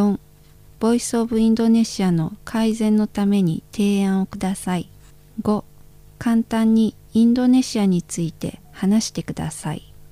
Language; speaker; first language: Japanese; non-native, fluent; Indonesian